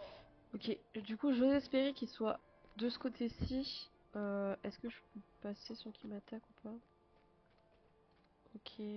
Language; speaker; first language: French; native; French